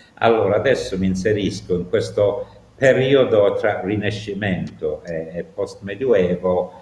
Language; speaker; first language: Italian; non-native, fluent; English